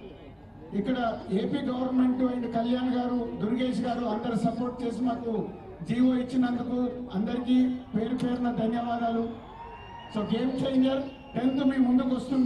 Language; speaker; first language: Telugu; native; Telugu